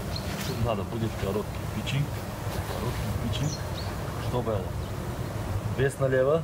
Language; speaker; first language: Russian; non-native, learner; Bulgarian